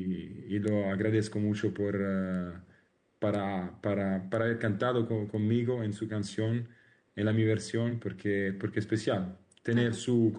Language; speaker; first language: Spanish; non-native, learner; Italian